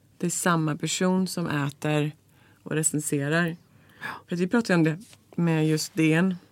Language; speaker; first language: Swedish; native; Swedish